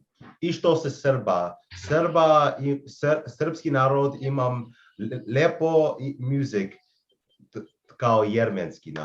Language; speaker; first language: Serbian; non-native, learner; English